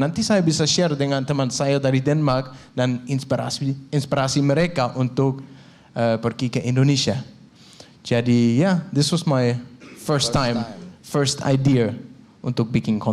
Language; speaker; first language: Indonesian; non-native, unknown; Danish